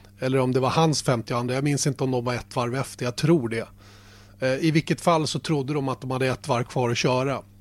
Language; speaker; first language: Swedish; native; Swedish